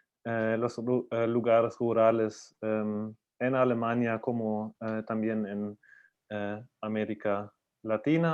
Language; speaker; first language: Spanish; non-native, fluent; German